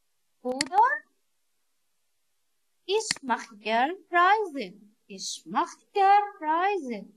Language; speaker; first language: German; non-native, learner; Arabic